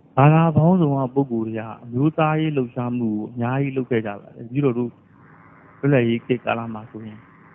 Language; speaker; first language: Burmese; native; Burmese